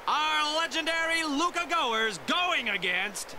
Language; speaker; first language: English; native; English